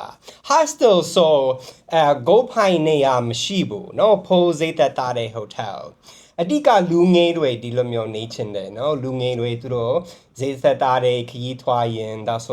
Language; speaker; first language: Burmese; non-native, fluent; English